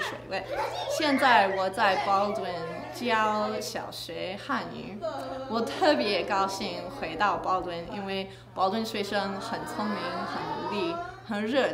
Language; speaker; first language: Chinese; non-native, fluent; English